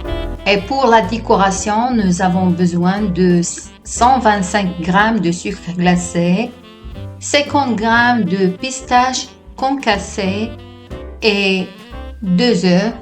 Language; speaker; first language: French; non-native, fluent; Italian